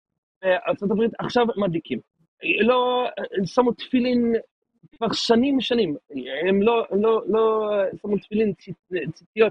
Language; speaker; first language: Hebrew; non-native, fluent; English